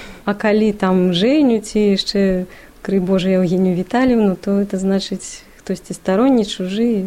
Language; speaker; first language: Belarusian; non-native, local second language; Russian